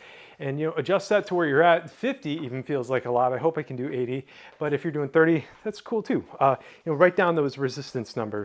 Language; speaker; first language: English; native; English